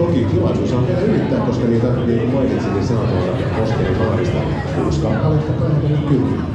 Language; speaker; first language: Finnish; native; Finnish